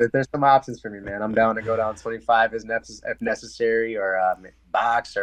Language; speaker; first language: English; native; English